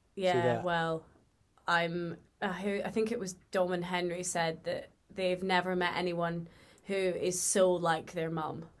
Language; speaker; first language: English; native; English